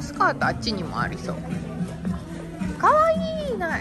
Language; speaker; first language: Japanese; native; Japanese